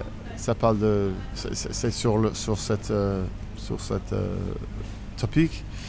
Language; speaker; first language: French; non-native, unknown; English